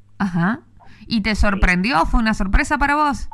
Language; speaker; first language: Spanish; native; Spanish